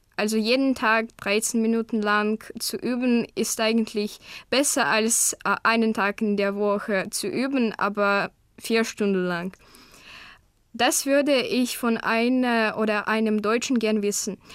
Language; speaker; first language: German; non-native, fluent; Russian